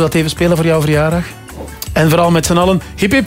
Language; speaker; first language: Dutch; native; Dutch